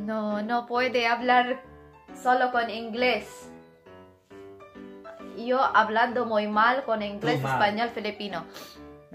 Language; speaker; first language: Spanish; non-native, learner; Filipino